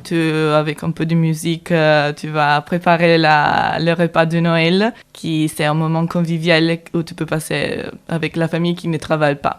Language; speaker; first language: French; non-native, learner; Italian